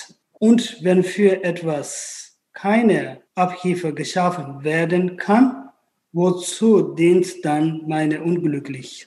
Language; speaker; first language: German; non-native, learner; Tibetan